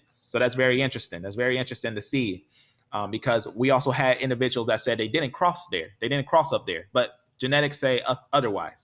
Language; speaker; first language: English; native; English